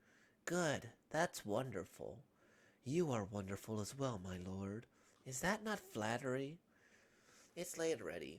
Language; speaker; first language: English; native; English